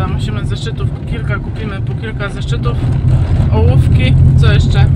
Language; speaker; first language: Polish; native; Polish